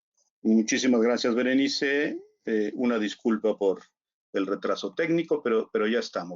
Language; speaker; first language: Spanish; native; Spanish